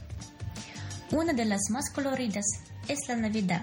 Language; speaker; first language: Spanish; non-native, fluent; Ukrainian